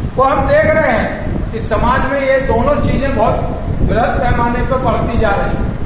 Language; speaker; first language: Hindi; native; Hindi